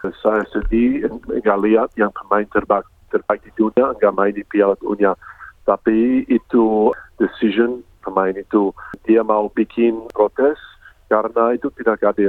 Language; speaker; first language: Indonesian; early bilingual, heritage; English